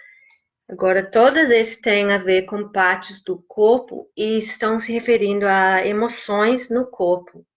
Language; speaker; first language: Portuguese; non-native, fluent; English